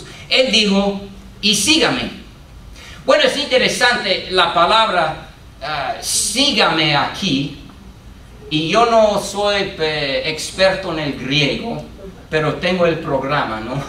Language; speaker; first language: Spanish; non-native, fluent; English